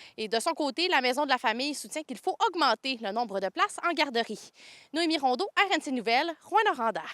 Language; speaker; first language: French; native; French